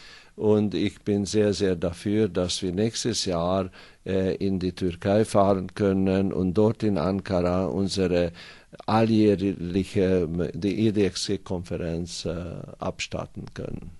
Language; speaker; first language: German; non-native, fluent; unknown